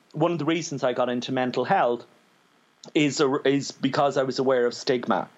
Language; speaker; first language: English; native; English